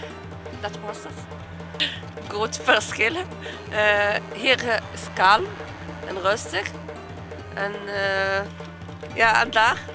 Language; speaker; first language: Dutch; non-native, learner; Arabic